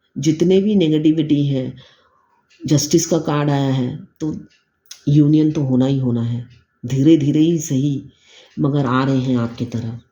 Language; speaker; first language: Hindi; native; Hindi